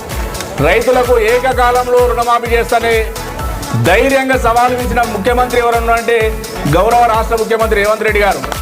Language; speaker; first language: Telugu; native; Telugu